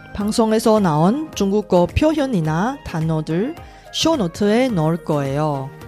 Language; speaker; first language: Korean; non-native, fluent; Chinese